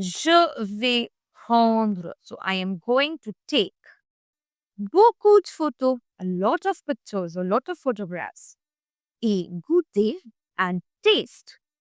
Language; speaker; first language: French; non-native, fluent; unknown